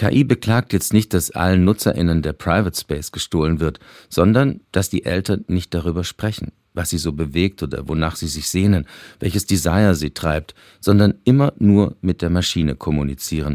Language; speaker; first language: German; native; German